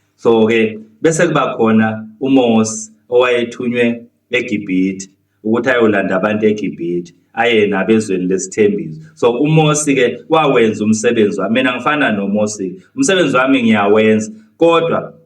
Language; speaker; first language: Zulu; native; Zulu